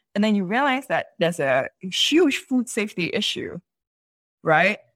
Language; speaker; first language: English; native; English